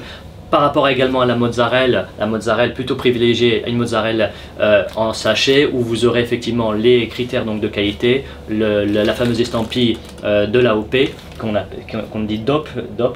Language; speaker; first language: French; native; French